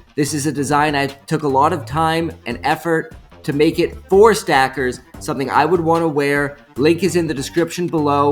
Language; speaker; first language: English; native; English